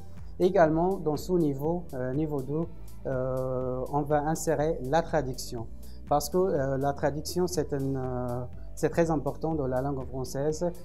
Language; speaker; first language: French; non-native, fluent; Arabic